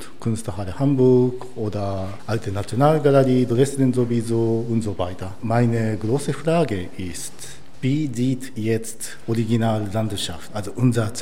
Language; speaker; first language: German; non-native, learner; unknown